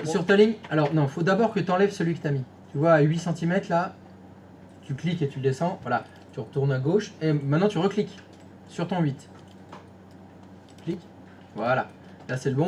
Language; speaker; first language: French; native; French